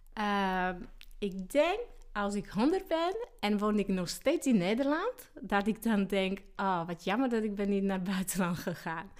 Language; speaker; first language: Dutch; non-native, fluent; Slovak